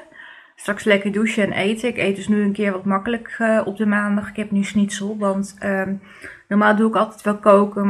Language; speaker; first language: Dutch; native; Dutch